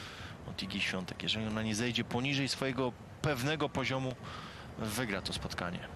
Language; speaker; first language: Polish; native; Polish